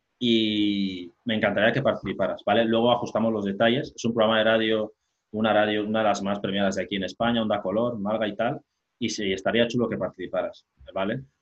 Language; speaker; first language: Spanish; non-native, local second language; Fang